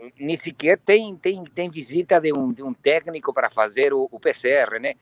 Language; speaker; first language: Portuguese; non-native, fluent; Spanish